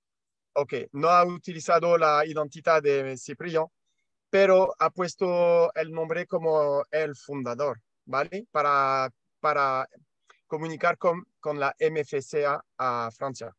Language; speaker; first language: Spanish; non-native, learner; French